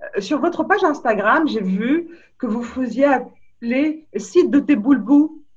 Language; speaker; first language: French; non-native, local second language; Arabic